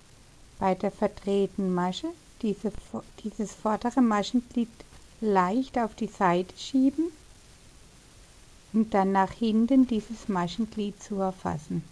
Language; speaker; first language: German; native; German